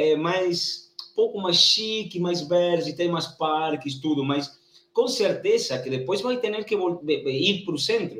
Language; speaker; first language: Portuguese; non-native, learner; Spanish